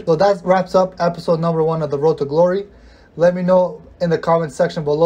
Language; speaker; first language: English; native; English